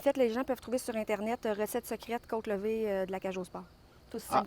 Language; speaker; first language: French; native; French